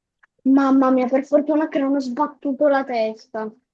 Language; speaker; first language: Italian; early bilingual, other home language; Bangla